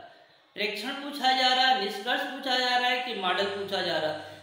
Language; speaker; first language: Hindi; native; Hindi